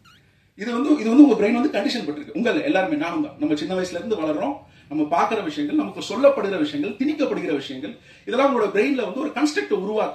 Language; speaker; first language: Tamil; native; Tamil